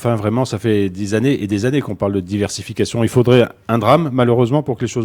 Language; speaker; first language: French; native; French